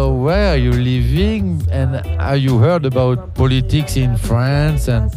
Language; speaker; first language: English; non-native, learner; French